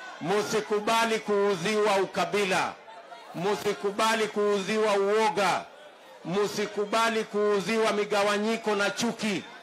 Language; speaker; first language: Swahili; non-native, local second language; Kalenjin